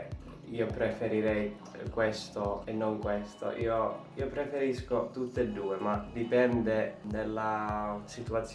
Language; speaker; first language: Italian; non-native, learner; Finnish